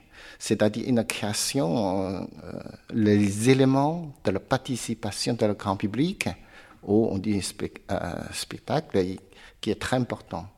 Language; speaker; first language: French; non-native, learner; Chinese